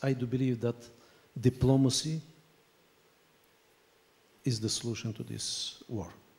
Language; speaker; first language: English; non-native, fluent; Bulgarian